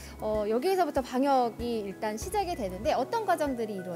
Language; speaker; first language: Korean; native; Korean